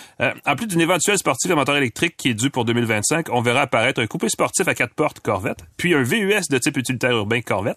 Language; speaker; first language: French; native; French